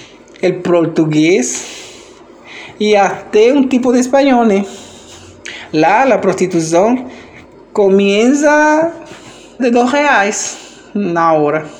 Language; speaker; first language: Portuguese; non-native, fluent; Spanish